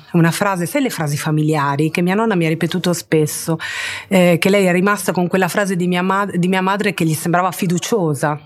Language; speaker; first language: Italian; early bilingual, other home language; Spanish